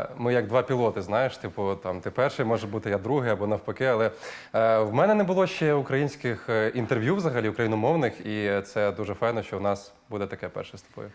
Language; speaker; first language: Ukrainian; native; Ukrainian